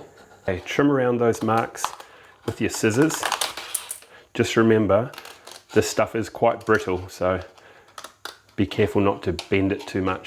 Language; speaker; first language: English; native; English